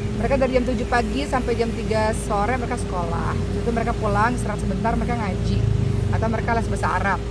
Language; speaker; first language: Indonesian; native; Indonesian